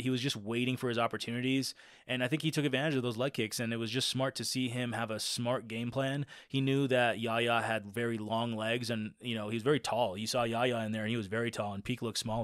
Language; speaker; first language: English; native; English